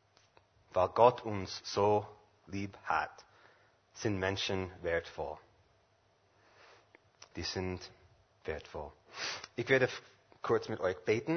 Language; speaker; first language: German; non-native, fluent; English